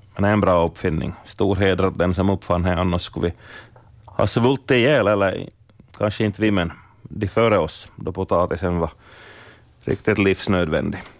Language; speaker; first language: Swedish; native; Swedish